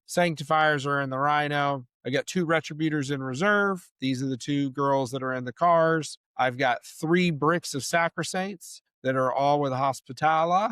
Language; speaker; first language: English; native; English